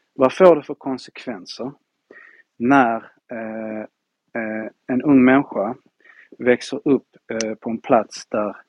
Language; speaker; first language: Swedish; early bilingual, heritage; Spanish